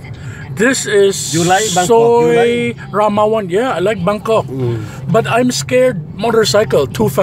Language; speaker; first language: English; non-native, learner; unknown